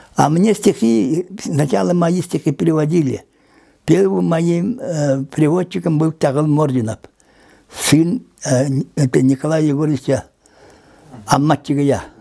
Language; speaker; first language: Russian; non-native, local second language; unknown